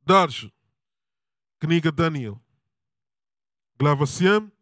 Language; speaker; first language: Russian; non-native, learner; English